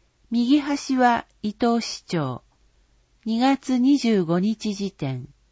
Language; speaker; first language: Japanese; native; Japanese